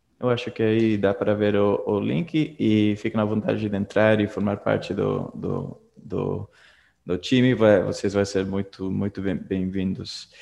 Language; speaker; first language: Portuguese; non-native, fluent; Spanish